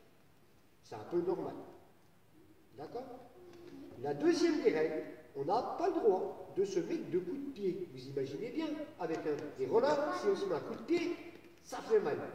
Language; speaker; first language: French; native; French